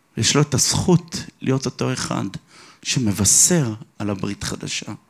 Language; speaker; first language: Hebrew; early bilingual, other home language; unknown